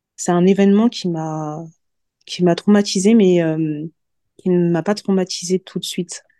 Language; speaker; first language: French; early bilingual, other home language; Mandingo